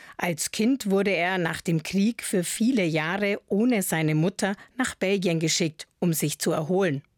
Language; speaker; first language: German; native; German